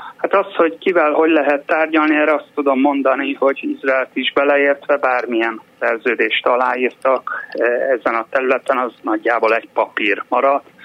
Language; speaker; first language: Hungarian; native; Hungarian